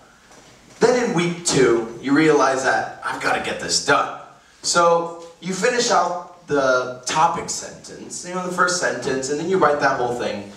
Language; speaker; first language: English; native; English